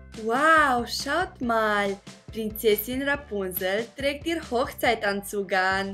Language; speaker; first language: German; non-native, fluent; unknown